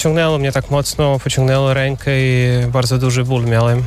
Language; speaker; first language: Polish; non-native, fluent; Russian